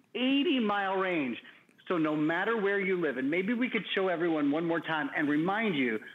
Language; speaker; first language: English; native; English